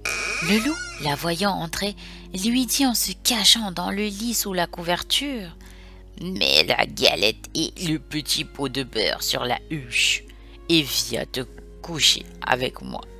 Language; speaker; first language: French; native; French